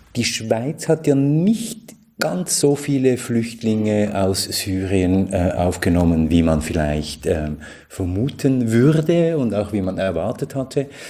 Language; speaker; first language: German; native; German